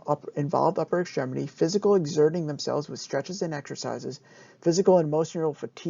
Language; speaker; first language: English; native; English